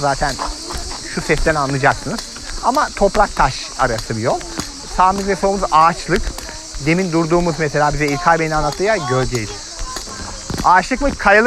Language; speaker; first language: Turkish; native; Turkish